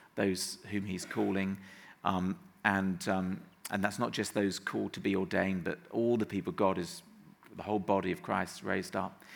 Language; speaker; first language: English; native; English